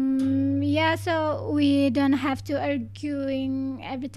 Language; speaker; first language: English; non-native, learner; Indonesian